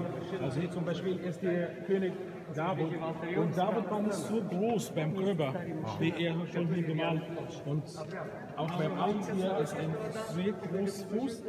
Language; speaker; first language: German; non-native, learner; Arabic